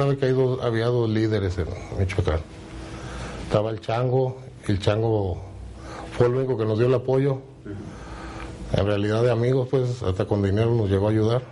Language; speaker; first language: Spanish; native; Spanish